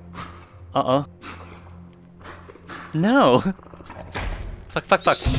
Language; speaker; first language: English; non-native, fluent; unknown